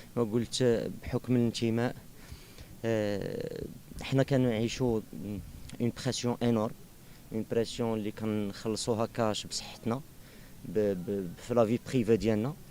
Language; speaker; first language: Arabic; native; Arabic